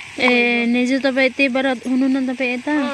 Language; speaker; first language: Nepali; non-native, local second language; Cebuano